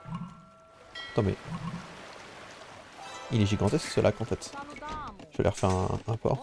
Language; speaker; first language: French; native; French